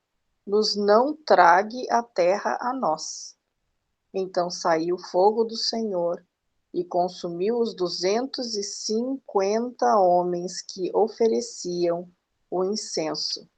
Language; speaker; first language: Portuguese; native; Portuguese